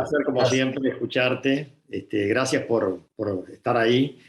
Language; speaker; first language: Spanish; native; Spanish